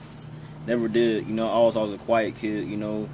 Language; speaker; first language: English; native; English